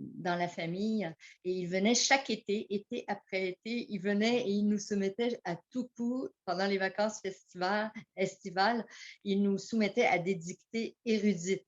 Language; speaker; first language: French; early bilingual, heritage; French